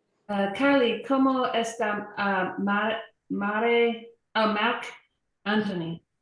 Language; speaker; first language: Spanish; non-native, learner; English